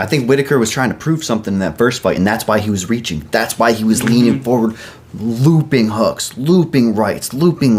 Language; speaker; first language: English; native; English